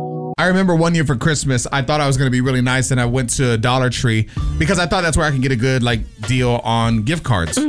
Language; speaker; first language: English; native; English